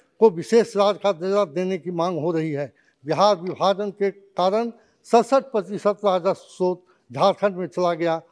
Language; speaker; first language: Hindi; native; Hindi